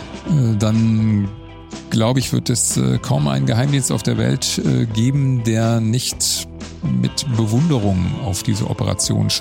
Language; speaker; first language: German; native; German